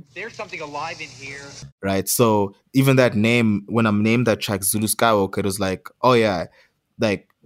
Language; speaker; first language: English; non-native, local second language; Zulu